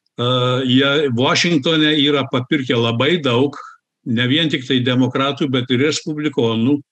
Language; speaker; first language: Lithuanian; early bilingual, heritage; Lithuanian